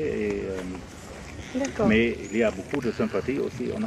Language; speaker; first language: French; non-native, learner; German